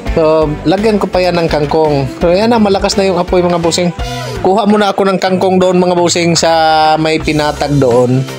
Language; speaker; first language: Filipino; non-native, local second language; Cebuano